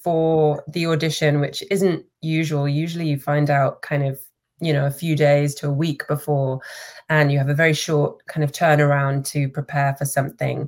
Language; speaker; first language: English; native; English